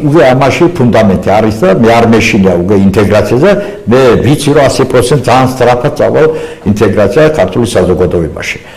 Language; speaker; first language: Georgian; non-native, local second language; Azerbaijani